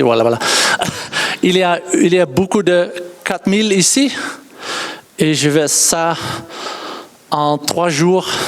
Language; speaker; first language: French; non-native, learner; Dutch